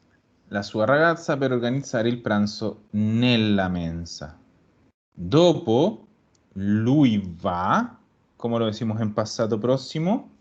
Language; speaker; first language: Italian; non-native, fluent; Spanish